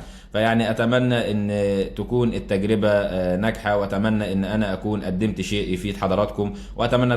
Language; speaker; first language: Arabic; native; Arabic